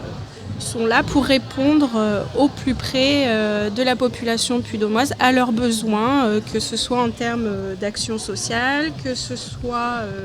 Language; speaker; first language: French; native; French